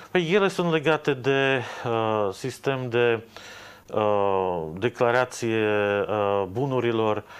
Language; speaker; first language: Romanian; non-native, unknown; Slovak